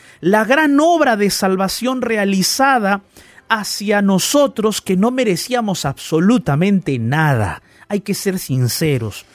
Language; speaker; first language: Spanish; native; Spanish